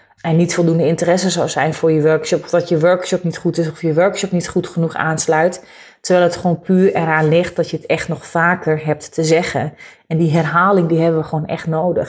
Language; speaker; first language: Dutch; native; Dutch